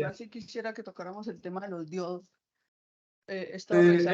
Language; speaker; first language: Spanish; native; Spanish